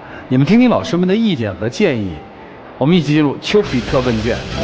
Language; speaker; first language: Chinese; native; Chinese